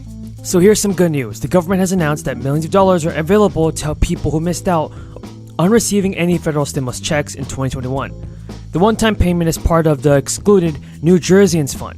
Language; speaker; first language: English; native; English